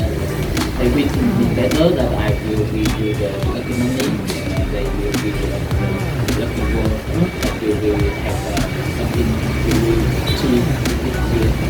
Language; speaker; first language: English; non-native, learner; Vietnamese